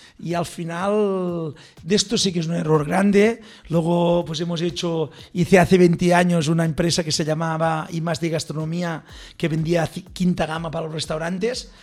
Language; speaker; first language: Spanish; non-native, local second language; Catalan